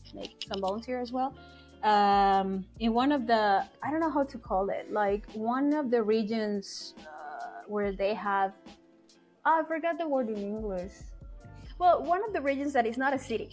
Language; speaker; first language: English; non-native, fluent; Spanish